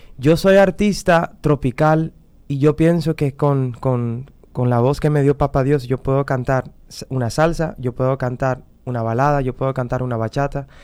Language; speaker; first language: Spanish; early bilingual, heritage; Spanish